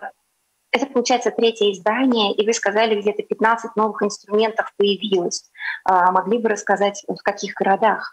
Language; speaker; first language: Russian; native; Russian